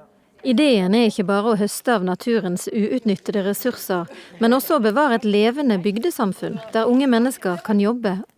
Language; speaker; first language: Norwegian; native; Norwegian